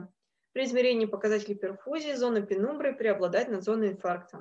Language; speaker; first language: Russian; native; Russian